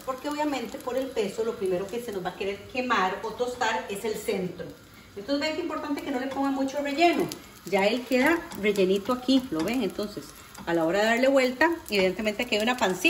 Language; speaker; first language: Spanish; native; Spanish